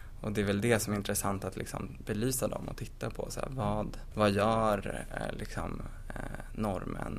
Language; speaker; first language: Swedish; native; Swedish